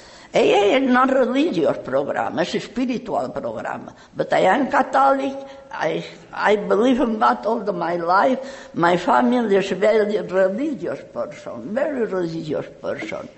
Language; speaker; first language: English; non-native, learner; Catalan